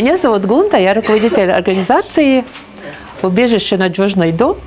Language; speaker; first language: Russian; non-native, local second language; Latvian